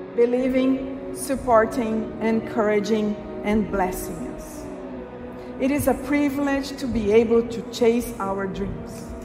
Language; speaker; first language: English; non-native, fluent; Portuguese